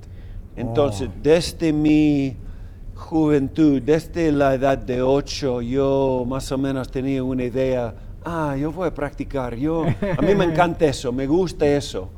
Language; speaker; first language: Spanish; non-native, fluent; English